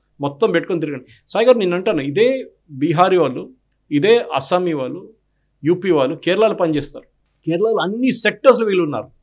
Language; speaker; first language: Telugu; non-native, fluent; Malayalam